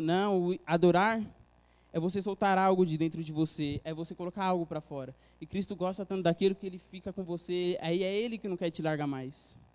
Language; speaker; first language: Portuguese; native; Portuguese